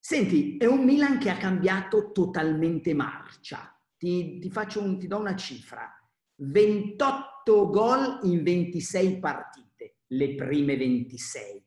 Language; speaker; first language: Italian; native; Italian